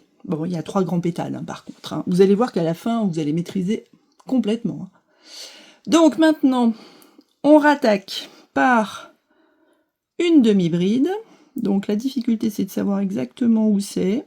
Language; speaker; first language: French; native; French